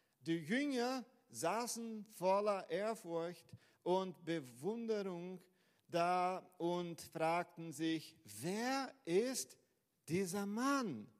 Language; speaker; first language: German; non-native, fluent; Portuguese